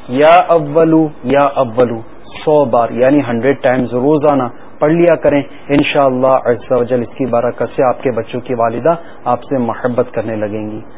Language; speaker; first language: Urdu; native; Urdu